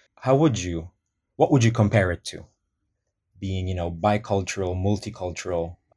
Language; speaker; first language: English; non-native, fluent; Polish